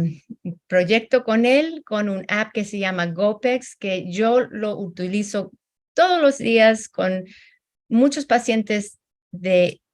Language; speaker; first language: Spanish; early bilingual, heritage; Spanish